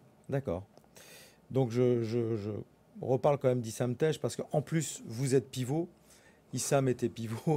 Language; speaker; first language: French; native; French